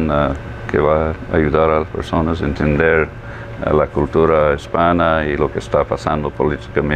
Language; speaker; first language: Spanish; non-native, fluent; English